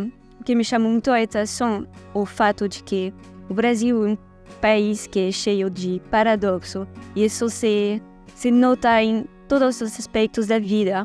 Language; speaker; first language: Portuguese; non-native, fluent; French